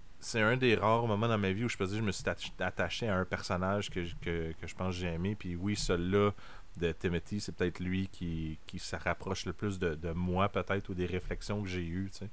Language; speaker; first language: French; native; French